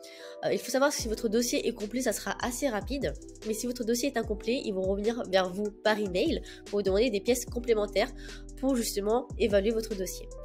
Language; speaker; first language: French; native; French